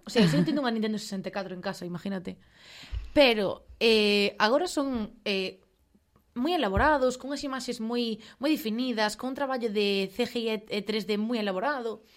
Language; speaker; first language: Galician; non-native, local second language; Spanish